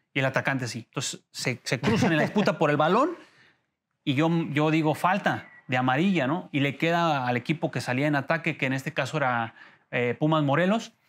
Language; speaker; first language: Spanish; native; Spanish